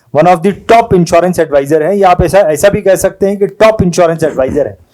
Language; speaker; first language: Hindi; non-native, local second language; Marathi